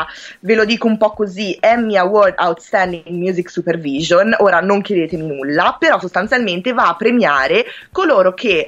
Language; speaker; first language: Italian; native; Italian